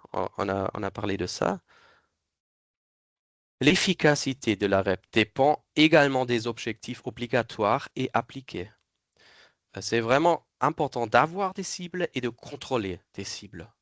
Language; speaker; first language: French; non-native, fluent; German